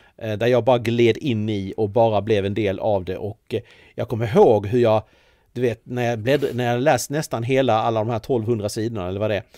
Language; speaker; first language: Swedish; native; Swedish